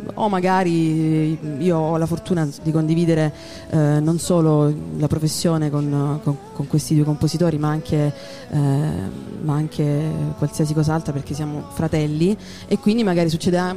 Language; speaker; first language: Italian; native; Italian